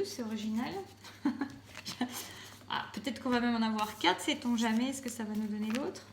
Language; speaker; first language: French; native; French